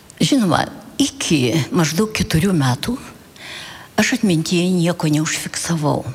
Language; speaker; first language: Lithuanian; early bilingual, heritage; Lithuanian